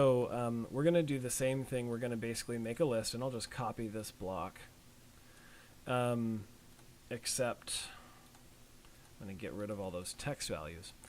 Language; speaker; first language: English; native; English